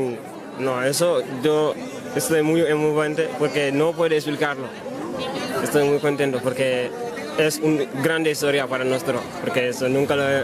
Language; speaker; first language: Spanish; non-native, learner; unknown